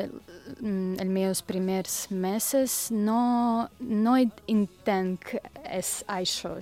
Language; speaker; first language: Catalan; non-native, learner; Russian